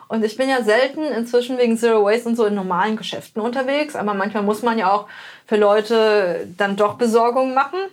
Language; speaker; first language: German; native; German